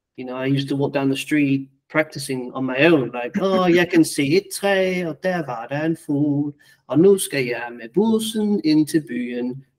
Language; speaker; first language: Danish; non-native, fluent; English